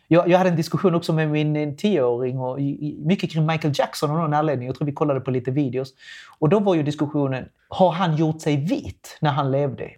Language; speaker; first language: Swedish; non-native, fluent; Spanish